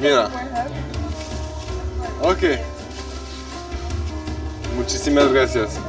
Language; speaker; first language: Spanish; non-native, learner; French